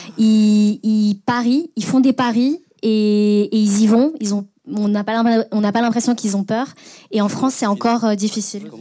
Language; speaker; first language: French; native; French